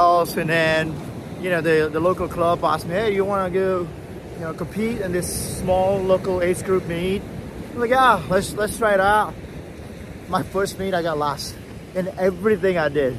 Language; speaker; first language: English; non-native, fluent; Indonesian